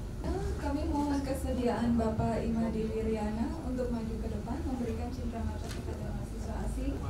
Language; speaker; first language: Indonesian; native; Indonesian